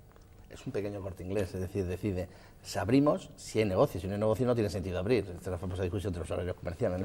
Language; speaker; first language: Spanish; native; Spanish